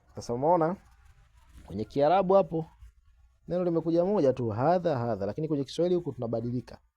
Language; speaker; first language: Swahili; native; Swahili